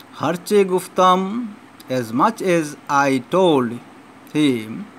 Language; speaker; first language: English; non-native, local second language; Sylheti